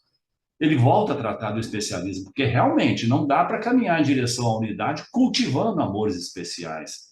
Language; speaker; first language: Portuguese; native; Portuguese